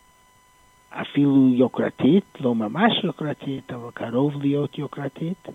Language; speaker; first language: Hebrew; non-native, fluent; English